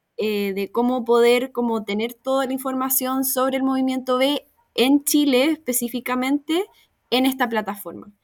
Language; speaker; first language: Spanish; native; Spanish